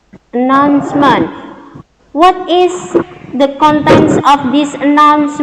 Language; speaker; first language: English; non-native, learner; Indonesian